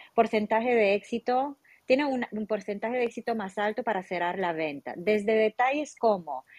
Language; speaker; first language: Spanish; non-native, fluent; Romanian